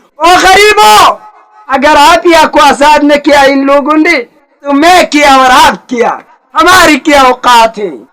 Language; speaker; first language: Urdu; non-native, local second language; Pashto